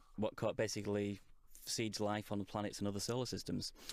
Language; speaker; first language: English; native; English